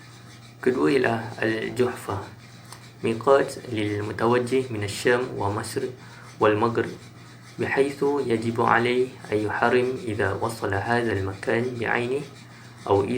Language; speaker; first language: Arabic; non-native, learner; Malay